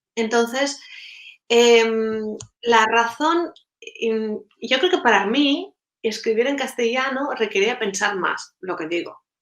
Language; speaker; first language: Spanish; non-native, fluent; Russian